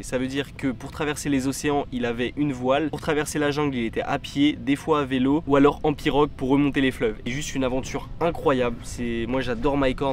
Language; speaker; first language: French; native; French